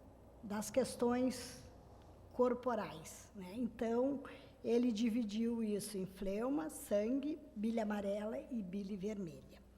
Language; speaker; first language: Portuguese; native; Portuguese